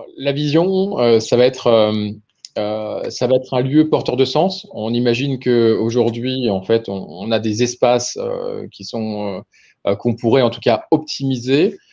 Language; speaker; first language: French; native; French